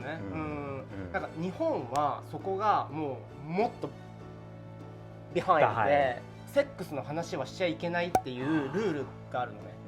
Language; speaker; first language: Japanese; native; Japanese